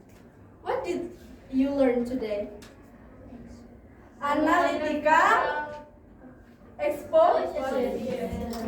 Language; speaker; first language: English; non-native, learner; Indonesian